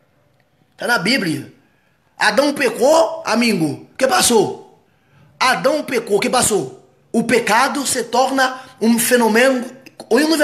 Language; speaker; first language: Portuguese; non-native, fluent; Haitian Creole